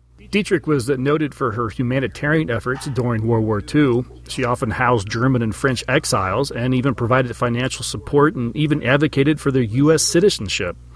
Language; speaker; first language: English; native; English